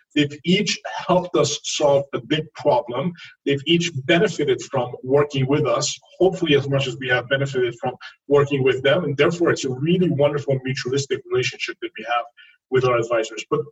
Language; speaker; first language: English; non-native, fluent; French